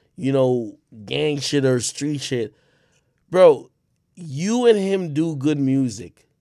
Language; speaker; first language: English; native; English